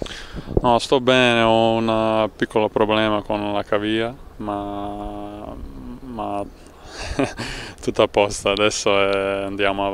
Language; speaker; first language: Italian; non-native, learner; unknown